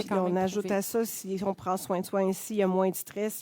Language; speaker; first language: French; native; French